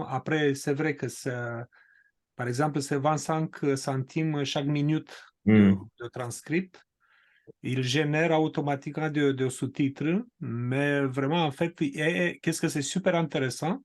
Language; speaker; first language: French; non-native, fluent; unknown